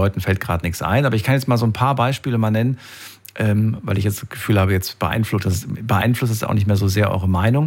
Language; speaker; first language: German; native; German